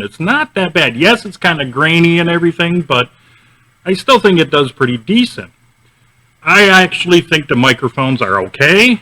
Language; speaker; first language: English; native; English